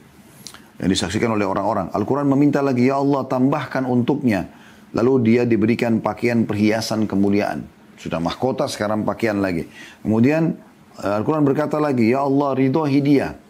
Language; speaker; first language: Indonesian; native; Indonesian